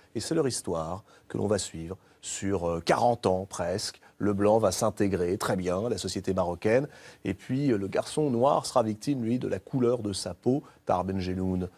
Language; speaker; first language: French; native; French